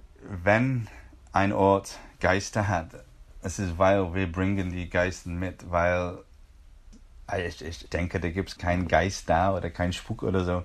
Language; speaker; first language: German; non-native, fluent; English